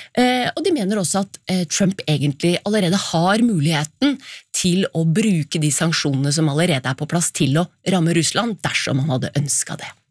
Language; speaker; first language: Norwegian; native; Norwegian